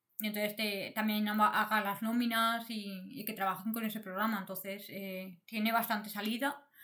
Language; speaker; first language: Spanish; native; Spanish